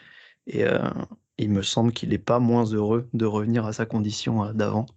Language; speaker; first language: French; native; French